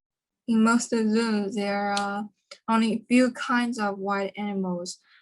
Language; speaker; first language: English; non-native, learner; Chinese